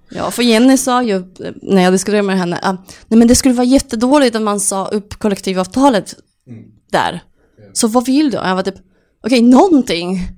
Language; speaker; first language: Swedish; non-native, fluent; Polish